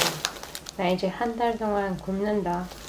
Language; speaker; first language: Korean; non-native, fluent; Russian